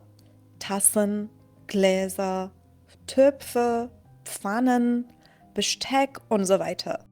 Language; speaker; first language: German; non-native, fluent; Persian